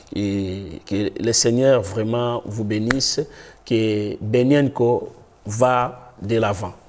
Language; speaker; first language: French; non-native, local second language; Lingala